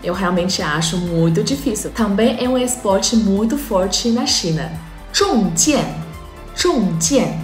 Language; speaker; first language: Portuguese; non-native, fluent; Chinese